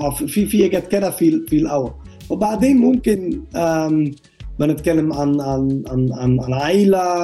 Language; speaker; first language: Arabic; non-native, learner; Dutch